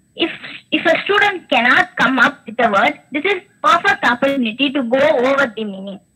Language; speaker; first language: English; non-native, local second language; Tamil